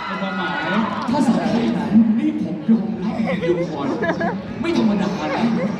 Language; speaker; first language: Thai; native; Thai